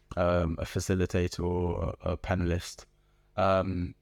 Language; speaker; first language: English; native; English